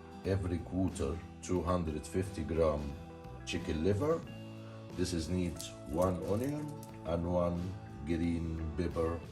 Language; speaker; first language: English; non-native, learner; Arabic